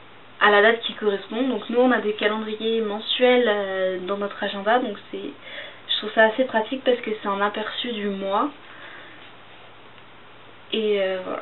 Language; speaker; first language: French; native; French